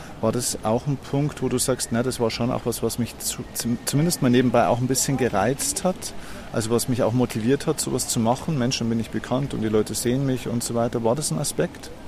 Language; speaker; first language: German; native; German